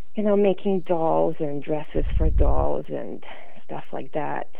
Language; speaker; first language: English; non-native, fluent; Serbian